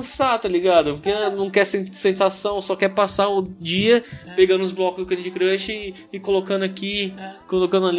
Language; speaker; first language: Portuguese; native; Portuguese